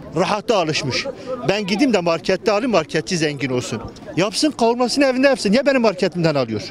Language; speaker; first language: Turkish; native; Turkish